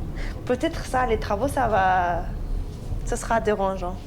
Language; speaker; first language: French; non-native, learner; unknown